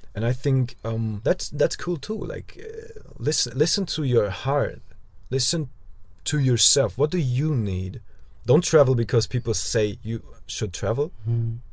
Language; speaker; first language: English; non-native, fluent; German